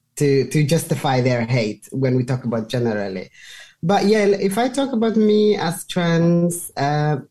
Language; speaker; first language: English; non-native, fluent; Somali